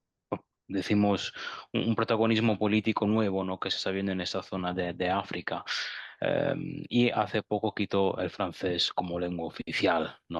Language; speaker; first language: Spanish; non-native, fluent; French